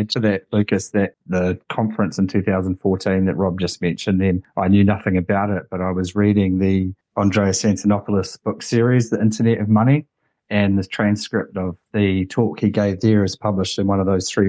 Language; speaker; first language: English; native; English